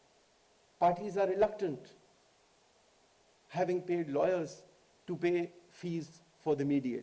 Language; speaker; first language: English; non-native, local second language; Urdu